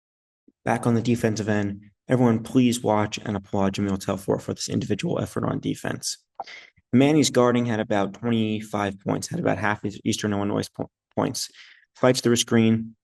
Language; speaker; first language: English; native; English